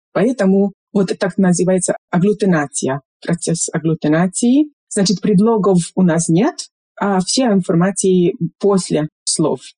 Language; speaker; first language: Russian; non-native, fluent; Hungarian